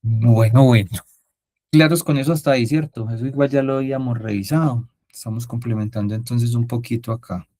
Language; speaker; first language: Spanish; native; Spanish